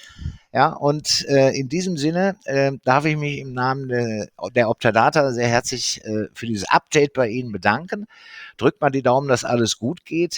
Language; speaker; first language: German; native; German